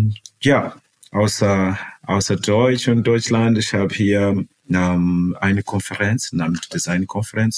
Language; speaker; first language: German; non-native, fluent; Portuguese